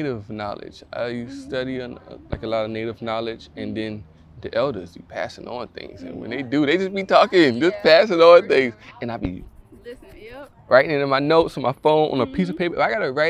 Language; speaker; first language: English; native; English